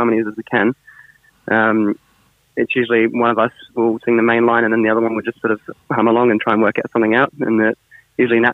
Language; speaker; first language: English; native; English